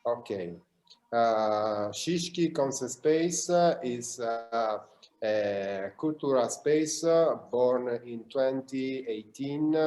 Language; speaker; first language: English; non-native, learner; Italian